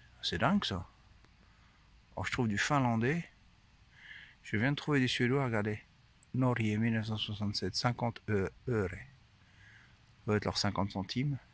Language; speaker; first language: French; native; French